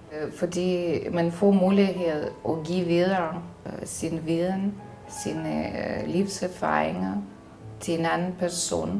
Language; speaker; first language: Danish; non-native, fluent; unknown